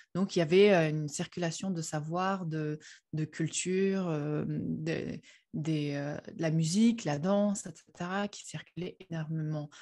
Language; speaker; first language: French; non-native, fluent; Uyghur